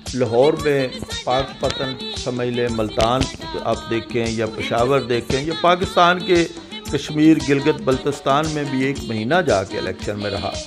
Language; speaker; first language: Urdu; non-native, local second language; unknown